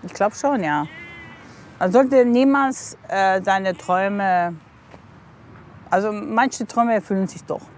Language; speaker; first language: German; non-native, fluent; English